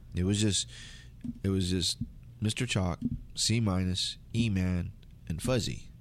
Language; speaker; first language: English; native; English